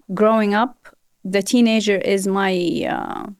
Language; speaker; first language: English; non-native, fluent; Arabic